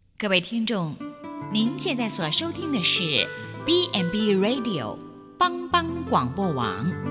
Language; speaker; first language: Chinese; native; Chinese